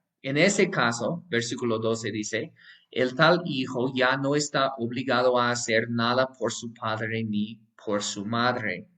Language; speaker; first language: Spanish; non-native, fluent; English